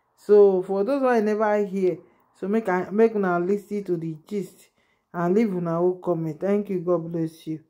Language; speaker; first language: Nigerian Pidgin; non-native, local second language; Yoruba